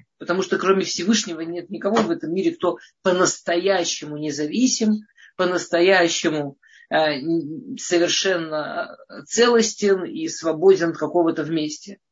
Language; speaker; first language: Russian; early bilingual, heritage; Russian